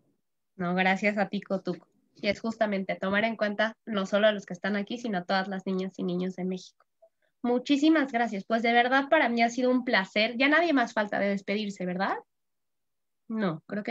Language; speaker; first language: Spanish; native; Spanish